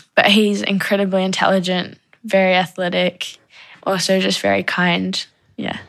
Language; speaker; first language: English; native; English